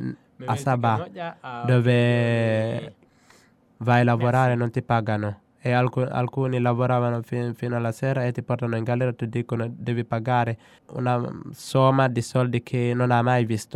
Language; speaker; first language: Italian; non-native, fluent; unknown